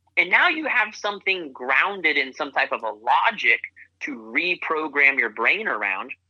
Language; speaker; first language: English; native; English